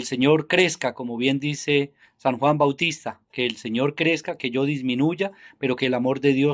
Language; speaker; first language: Spanish; native; Spanish